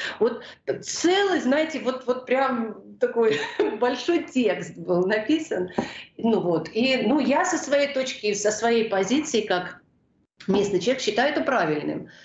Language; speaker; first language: Russian; non-native, local second language; Georgian